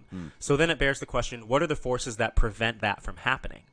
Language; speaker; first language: English; native; English